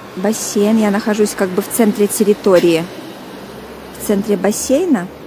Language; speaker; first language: Russian; native; Russian